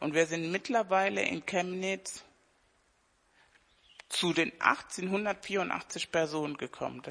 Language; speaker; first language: German; non-native, fluent; Spanish